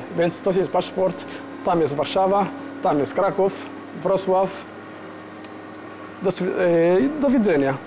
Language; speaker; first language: Polish; non-native, fluent; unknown